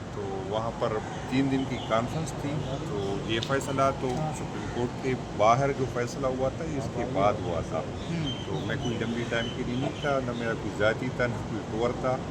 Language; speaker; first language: Urdu; non-native, local second language; Pashto